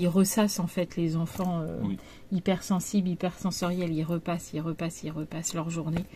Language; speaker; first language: French; native; French